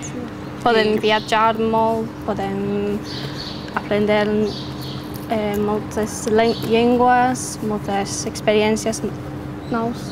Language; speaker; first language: Catalan; non-native, learner; English